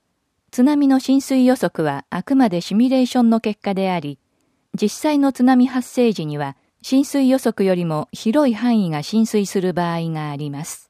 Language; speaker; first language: Japanese; native; Japanese